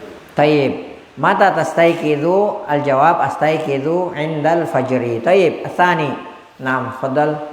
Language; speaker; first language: Arabic; non-native, fluent; Indonesian